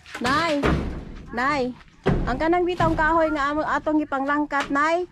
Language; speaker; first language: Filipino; non-native, local second language; Cebuano